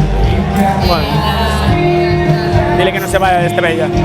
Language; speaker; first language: Spanish; native; Spanish